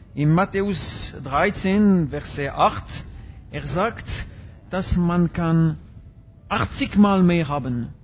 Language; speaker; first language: German; non-native, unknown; French